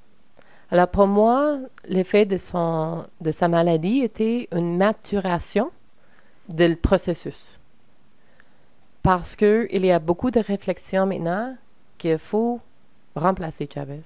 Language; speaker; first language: French; non-native, learner; English